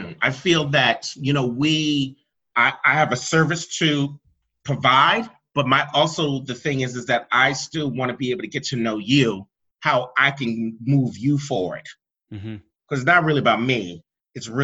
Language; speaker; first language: English; native; English